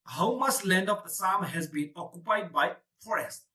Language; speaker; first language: English; non-native, local second language; Assamese